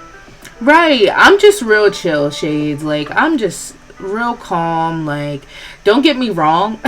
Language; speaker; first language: English; native; English